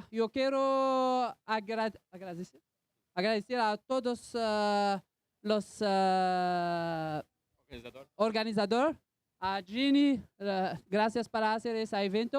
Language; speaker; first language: Spanish; non-native, learner; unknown